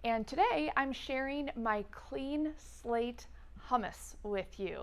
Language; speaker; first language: English; native; English